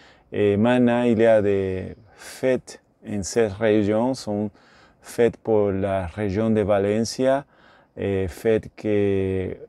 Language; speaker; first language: French; non-native, learner; Spanish